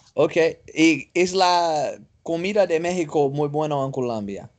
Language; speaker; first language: Spanish; non-native, learner; English